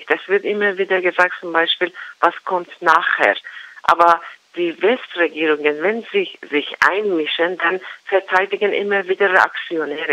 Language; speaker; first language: German; non-native, learner; Persian